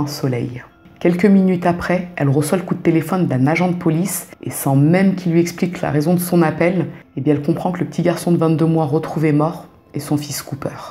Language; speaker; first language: French; native; French